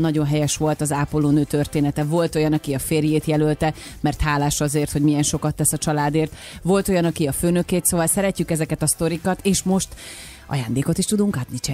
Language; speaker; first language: Hungarian; native; Hungarian